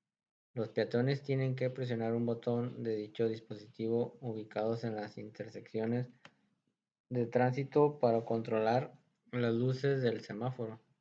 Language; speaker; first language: Spanish; native; Spanish